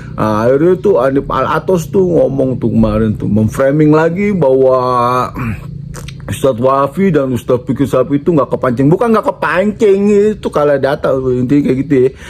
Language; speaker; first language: Indonesian; native; Indonesian